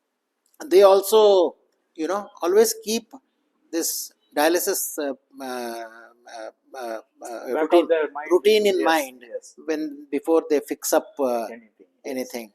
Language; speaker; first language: English; non-native, local second language; Kannada